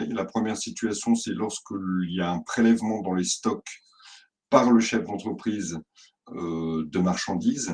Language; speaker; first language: French; native; French